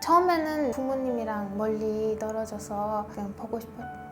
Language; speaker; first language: Korean; non-native, fluent; Persian